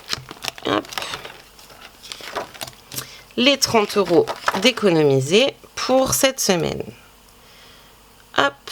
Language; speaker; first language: French; native; French